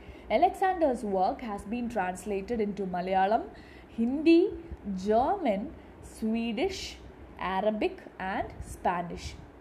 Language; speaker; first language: English; non-native, local second language; Malayalam